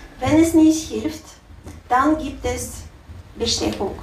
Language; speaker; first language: German; non-native, learner; Russian